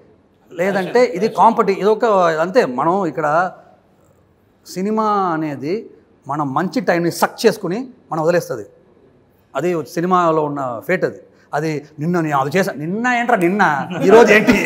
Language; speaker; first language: Telugu; native; Telugu